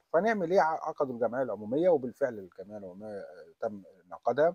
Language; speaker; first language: Arabic; native; Arabic